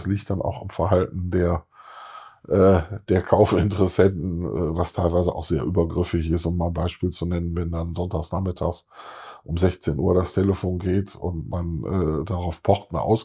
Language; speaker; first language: German; native; German